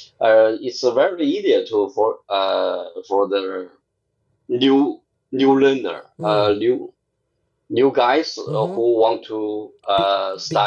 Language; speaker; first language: English; non-native, learner; Chinese